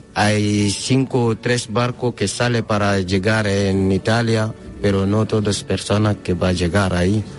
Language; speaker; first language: Spanish; non-native, learner; Fula